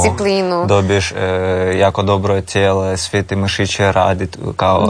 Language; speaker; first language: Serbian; non-native, learner; Russian